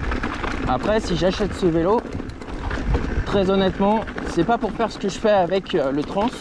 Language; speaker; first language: French; native; French